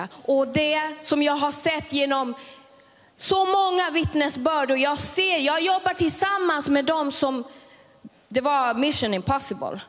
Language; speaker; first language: Swedish; early bilingual, other home language; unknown